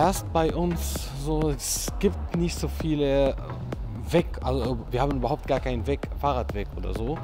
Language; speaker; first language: German; non-native, fluent; Arabic